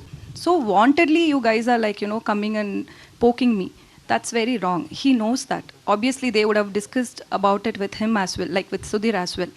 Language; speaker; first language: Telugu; non-native, learner; Tamil